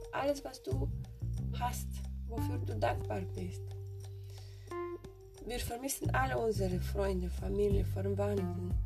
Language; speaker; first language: German; non-native, fluent; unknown